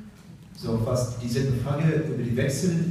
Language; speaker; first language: German; non-native, learner; Russian